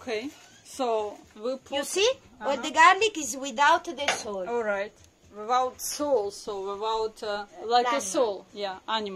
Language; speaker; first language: English; non-native, learner; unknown